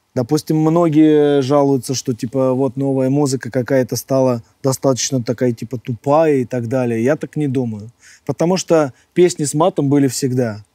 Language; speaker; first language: Russian; native; Russian